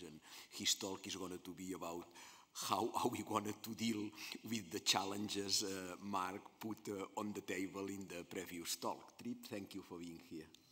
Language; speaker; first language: English; non-native, fluent; Spanish